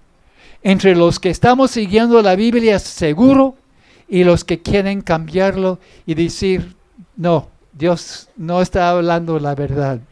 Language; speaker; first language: Spanish; non-native, fluent; English